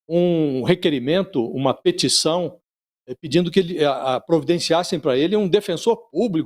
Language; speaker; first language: Portuguese; native; Portuguese